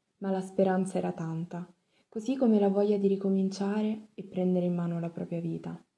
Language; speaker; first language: Italian; native; Italian